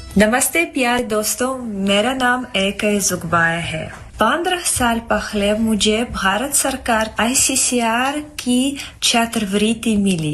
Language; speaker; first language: Hindi; non-native, learner; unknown